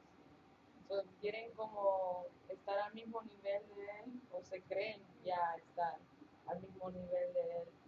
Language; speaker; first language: Spanish; early bilingual, heritage; Spanish